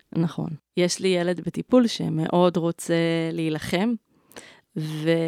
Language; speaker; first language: Hebrew; native; Hebrew